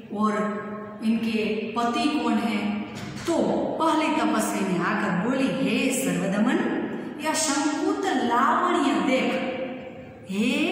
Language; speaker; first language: Hindi; non-native, local second language; Gujarati